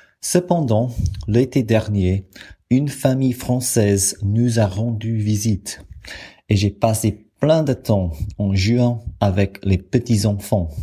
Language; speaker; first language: French; non-native, fluent; English